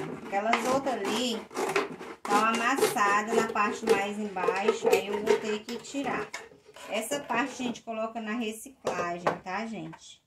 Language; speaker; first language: Portuguese; native; Portuguese